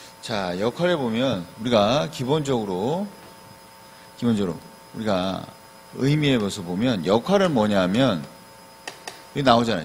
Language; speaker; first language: Korean; native; Korean